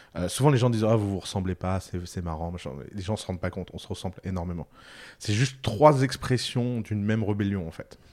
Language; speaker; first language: French; early bilingual, other home language; Arabic